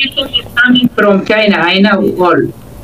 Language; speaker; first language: English; non-native, learner; Oromo